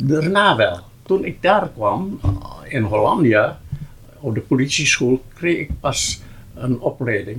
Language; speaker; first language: Dutch; non-native, local second language; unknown